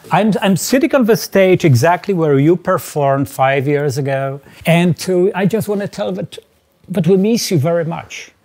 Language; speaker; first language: English; non-native, fluent; Polish